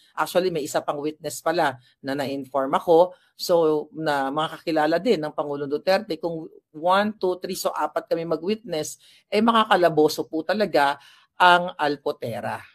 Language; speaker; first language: Filipino; non-native, local second language; Hiligaynon